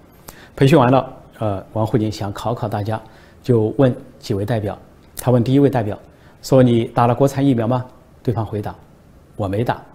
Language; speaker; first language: Chinese; native; Chinese